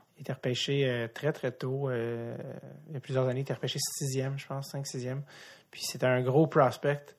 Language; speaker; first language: French; native; French